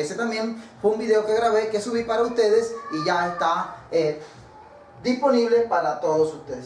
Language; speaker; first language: Spanish; native; Spanish